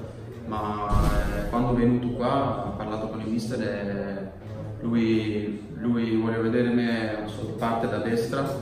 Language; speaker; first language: Italian; non-native, learner; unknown